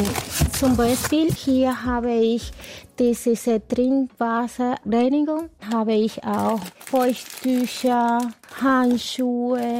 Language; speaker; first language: German; non-native, learner; Spanish